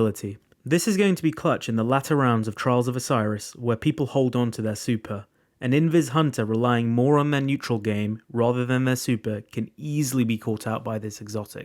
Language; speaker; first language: English; native; English